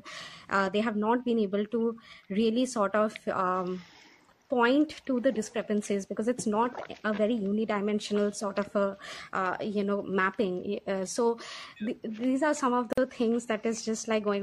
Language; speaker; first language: English; non-native, local second language; Bangla